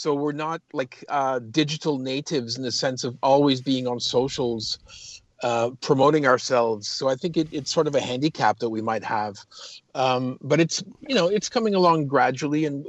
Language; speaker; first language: English; early bilingual, other home language; Portuguese